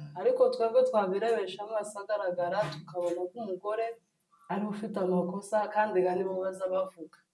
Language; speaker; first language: Kinyarwanda; native; Kinyarwanda